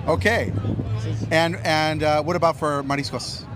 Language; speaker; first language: English; native; English